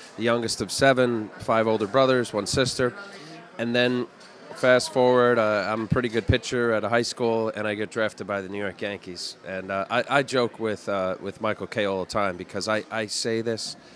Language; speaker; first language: English; native; English